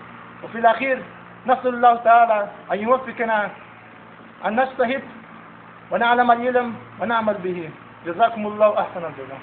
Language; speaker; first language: Arabic; non-native, learner; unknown